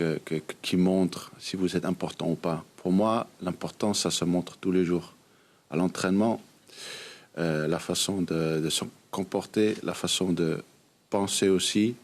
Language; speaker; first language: French; early bilingual, heritage; Danish